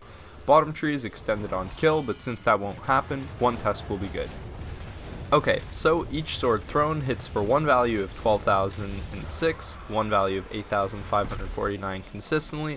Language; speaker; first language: English; native; English